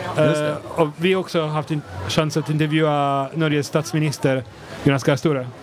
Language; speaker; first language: Swedish; non-native, fluent; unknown